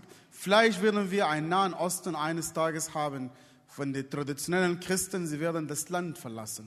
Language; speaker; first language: German; non-native, fluent; Arabic